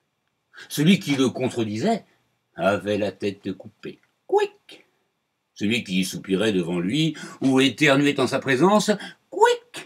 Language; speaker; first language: French; native; French